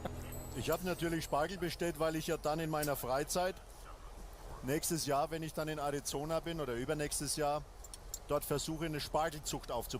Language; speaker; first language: German; native; German